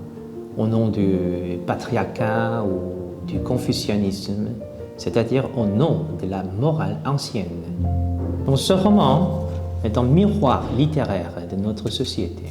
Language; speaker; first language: French; non-native, fluent; Korean